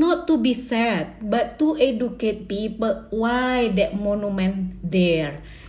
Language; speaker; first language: English; non-native, learner; Indonesian